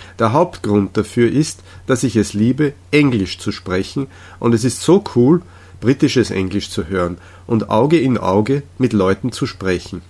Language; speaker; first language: German; non-native, fluent; Czech